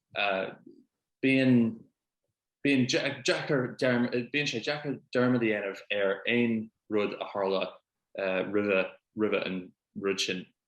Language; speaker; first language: Irish; non-native, local second language; English